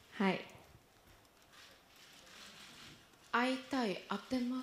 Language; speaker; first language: Japanese; non-native, learner; Korean